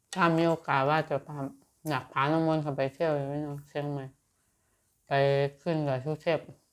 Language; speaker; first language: Thai; native; Thai